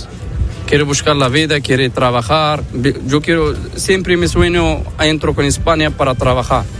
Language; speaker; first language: Spanish; non-native, learner; Arabic